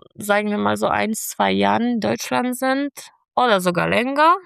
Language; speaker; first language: German; non-native, fluent; Polish